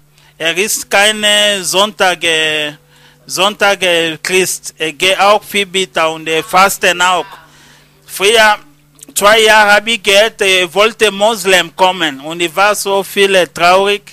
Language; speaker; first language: German; non-native, learner; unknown